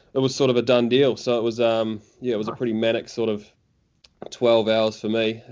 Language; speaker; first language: English; native; English